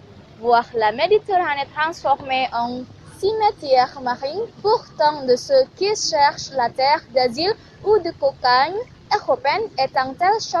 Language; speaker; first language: French; non-native, learner; Indonesian